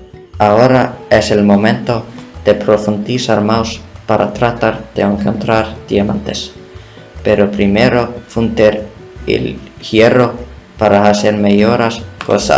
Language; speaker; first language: Spanish; non-native, learner; Icelandic